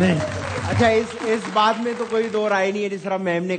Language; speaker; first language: Urdu; native; Urdu